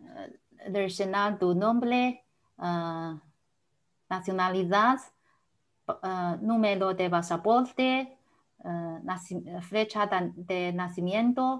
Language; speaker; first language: Spanish; non-native, fluent; Chinese